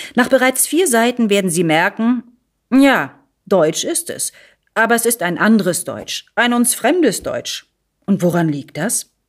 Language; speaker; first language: German; early bilingual, other home language; Italian